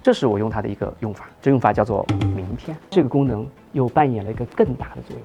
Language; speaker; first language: Chinese; native; Chinese